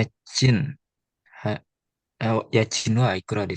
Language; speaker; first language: Japanese; non-native, learner; Indonesian